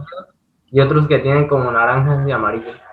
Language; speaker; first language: Spanish; native; Spanish